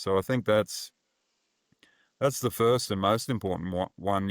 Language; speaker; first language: English; native; English